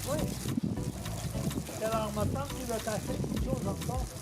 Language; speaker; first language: French; non-native, fluent; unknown